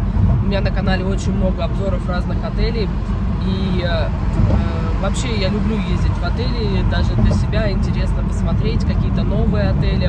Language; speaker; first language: Russian; native; Russian